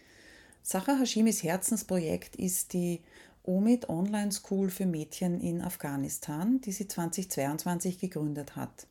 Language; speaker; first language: German; native; German